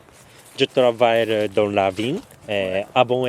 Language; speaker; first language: French; non-native, learner; Japanese